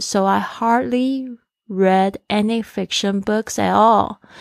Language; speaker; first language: English; non-native, fluent; Chinese